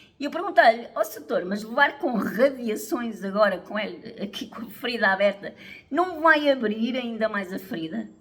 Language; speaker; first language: Portuguese; native; Portuguese